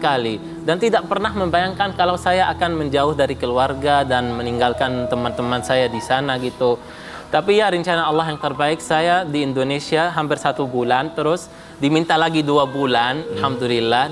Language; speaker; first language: Indonesian; non-native, fluent; Arabic